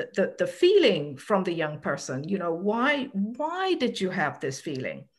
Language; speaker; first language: English; non-native, local second language; Cantonese